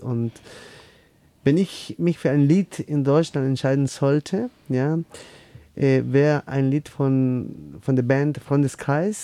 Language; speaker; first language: German; non-native, fluent; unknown